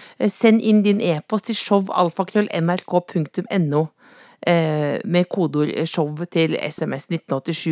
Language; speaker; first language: Norwegian; native; Norwegian